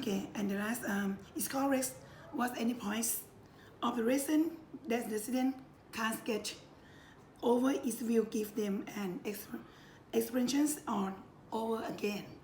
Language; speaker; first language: English; non-native, learner; Thai